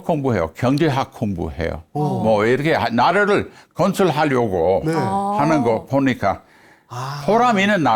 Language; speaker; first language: Korean; non-native, fluent; English